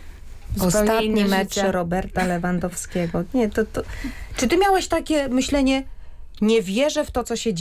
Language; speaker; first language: Polish; native; Polish